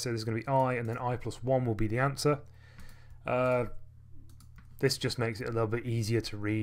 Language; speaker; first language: English; native; English